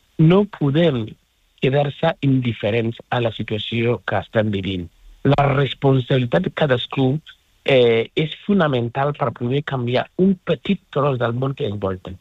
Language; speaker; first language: Catalan; non-native, fluent; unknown